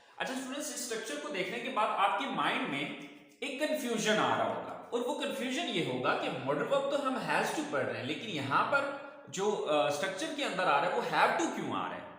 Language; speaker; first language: Urdu; native; Urdu